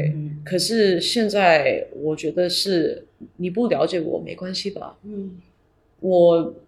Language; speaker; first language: Chinese; early bilingual, heritage; English